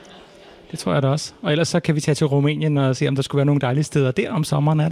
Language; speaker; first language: Danish; native; Danish